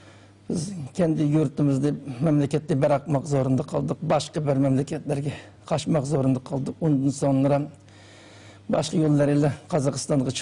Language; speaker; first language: Turkish; non-native, learner; Uyghur